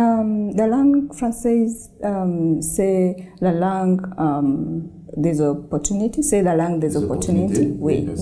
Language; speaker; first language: French; non-native, learner; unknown